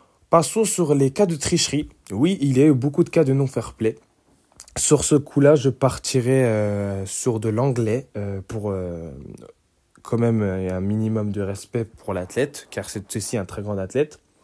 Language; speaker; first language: French; native; French